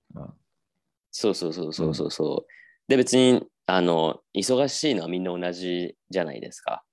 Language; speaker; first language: Japanese; native; Japanese